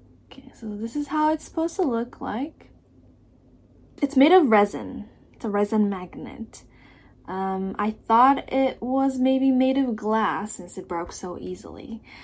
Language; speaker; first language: English; non-native, fluent; Japanese